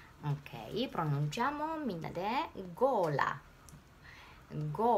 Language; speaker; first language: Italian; non-native, fluent; Japanese